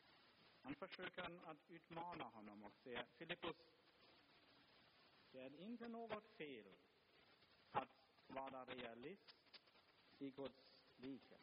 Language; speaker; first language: Swedish; non-native, fluent; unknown